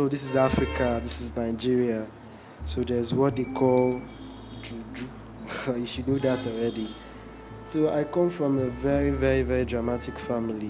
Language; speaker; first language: English; non-native, local second language; Igbo